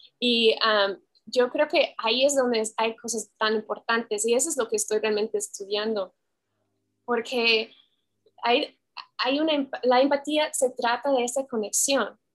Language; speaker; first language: Spanish; non-native, fluent; English